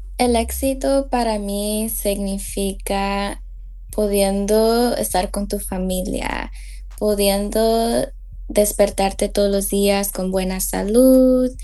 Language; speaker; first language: Spanish; early bilingual, heritage; Spanish